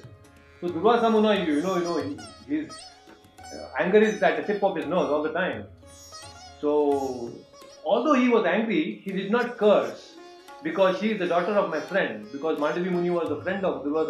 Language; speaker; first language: English; non-native, local second language; Kannada